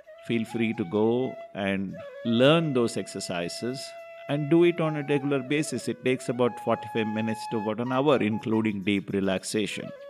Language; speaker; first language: English; non-native, local second language; Tamil